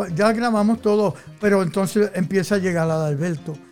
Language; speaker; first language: Spanish; early bilingual, heritage; Spanish